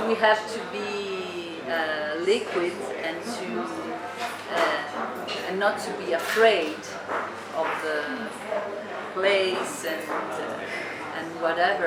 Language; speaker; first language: English; non-native, fluent; Italian